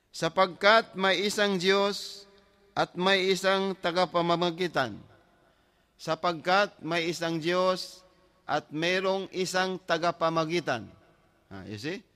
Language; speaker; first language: Filipino; non-native, local second language; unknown